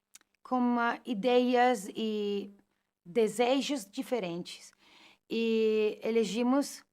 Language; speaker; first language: Portuguese; non-native, fluent; Italian